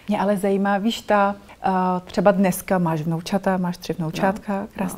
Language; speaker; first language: Czech; native; Czech